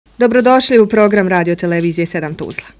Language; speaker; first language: Croatian; native; Croatian